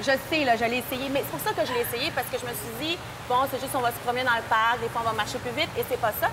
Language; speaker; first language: French; native; French